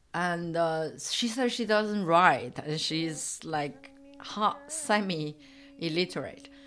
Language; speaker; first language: English; non-native, fluent; Chinese